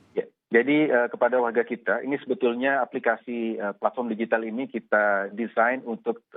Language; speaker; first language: Indonesian; native; Indonesian